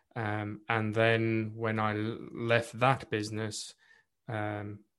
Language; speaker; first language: English; non-native, local second language; Afrikaans